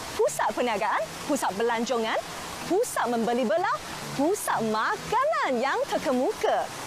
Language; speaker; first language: Malay; native; Malay